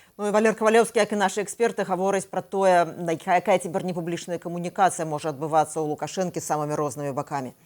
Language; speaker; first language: Belarusian; native; Belarusian